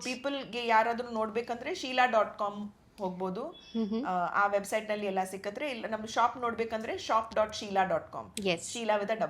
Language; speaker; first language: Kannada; non-native, local second language; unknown